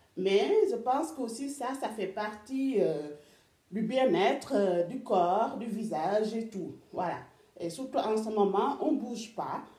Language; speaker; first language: French; non-native, local second language; Wolof